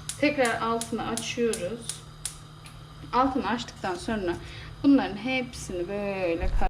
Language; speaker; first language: Turkish; native; Turkish